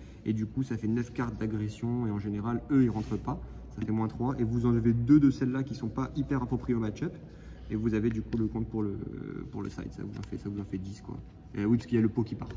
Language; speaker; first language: French; native; French